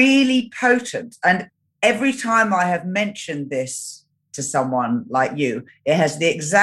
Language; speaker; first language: English; native; English